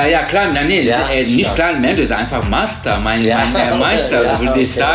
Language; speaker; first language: German; non-native, learner; Turkish